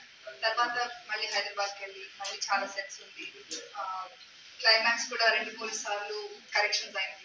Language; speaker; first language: Telugu; non-native, fluent; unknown